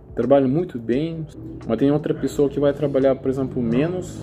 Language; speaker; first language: Portuguese; non-native, learner; Russian